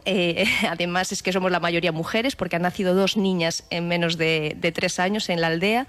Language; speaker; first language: Spanish; native; Spanish